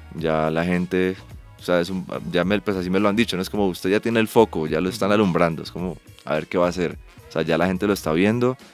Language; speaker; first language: Spanish; native; Spanish